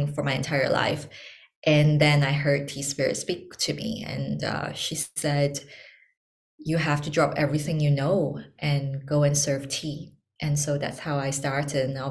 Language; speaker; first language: English; non-native, local second language; Chinese